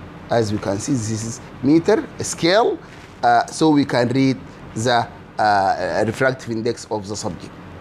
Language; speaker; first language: English; non-native, fluent; Arabic